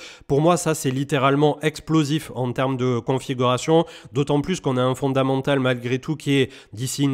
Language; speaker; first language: French; native; French